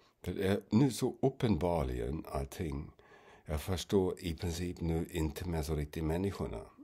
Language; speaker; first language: Swedish; non-native, fluent; German